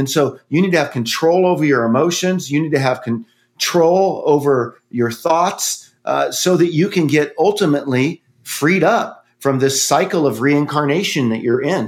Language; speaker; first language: English; native; English